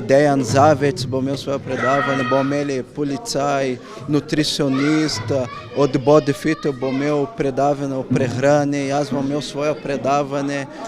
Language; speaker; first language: Slovenian; non-native, fluent; Portuguese